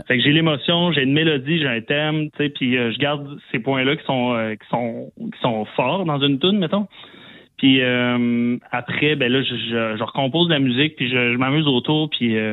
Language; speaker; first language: French; native; French